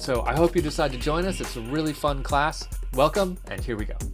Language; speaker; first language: English; native; English